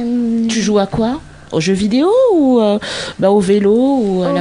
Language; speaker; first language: French; native; French